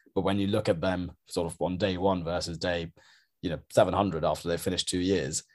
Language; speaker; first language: English; native; English